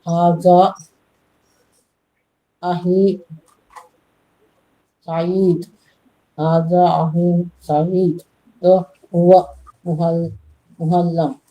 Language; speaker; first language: Arabic; non-native, learner; Divehi